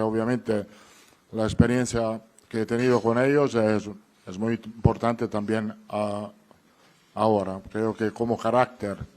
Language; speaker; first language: Spanish; non-native, fluent; Italian